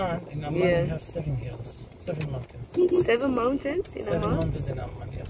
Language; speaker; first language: English; non-native, learner; Arabic